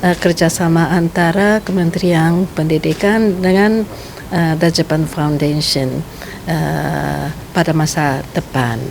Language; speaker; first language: Indonesian; non-native, fluent; Japanese